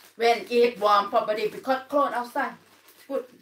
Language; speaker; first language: English; non-native, learner; Thai